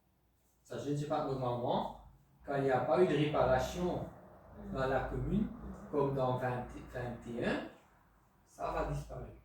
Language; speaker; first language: French; non-native, local second language; Dutch